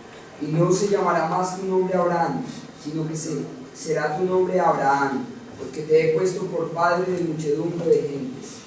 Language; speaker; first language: Spanish; native; Spanish